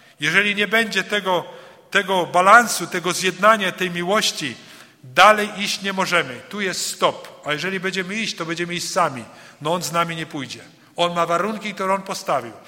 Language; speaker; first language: Polish; early bilingual, heritage; Polish